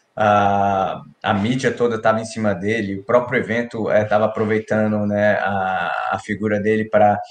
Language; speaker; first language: Portuguese; native; Portuguese